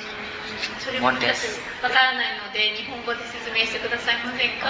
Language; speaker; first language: Japanese; native; Japanese